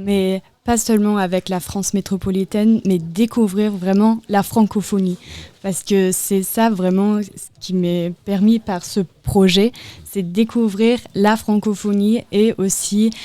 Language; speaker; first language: French; non-native, fluent; German